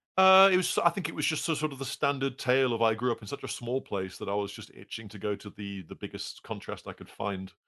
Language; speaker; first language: English; native; English